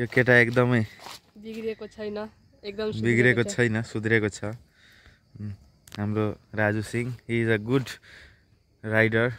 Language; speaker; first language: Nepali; non-native, local second language; Maithili